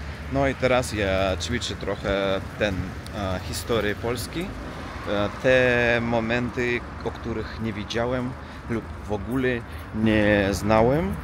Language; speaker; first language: Polish; non-native, learner; Russian